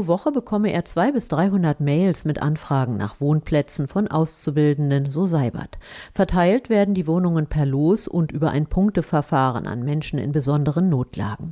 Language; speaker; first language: German; native; German